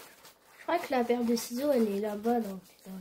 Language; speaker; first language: French; native; French